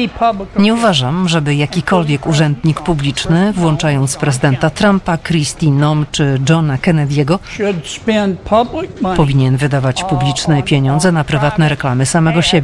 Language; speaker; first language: Polish; native; Polish